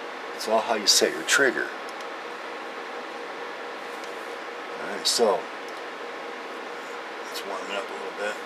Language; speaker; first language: English; native; English